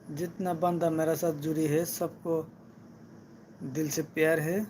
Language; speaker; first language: Hindi; non-native, learner; Bangla